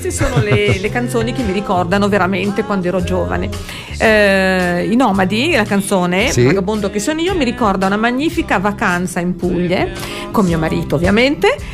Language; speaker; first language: Italian; native; Italian